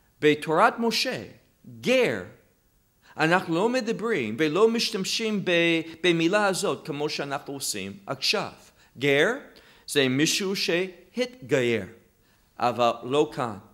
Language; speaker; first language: Hebrew; non-native, fluent; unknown